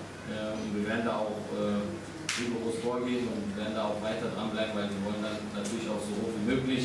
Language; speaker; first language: German; native; German